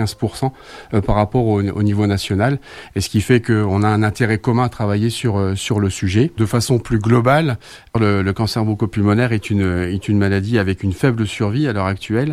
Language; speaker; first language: French; native; French